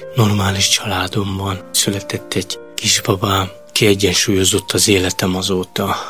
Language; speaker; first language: Hungarian; non-native, local second language; Romany